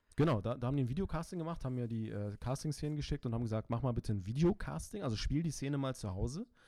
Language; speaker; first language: German; early bilingual, other home language; Turkish